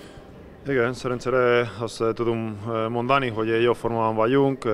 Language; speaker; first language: Hungarian; non-native, learner; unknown